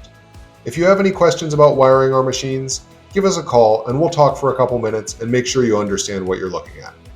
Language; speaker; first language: English; native; English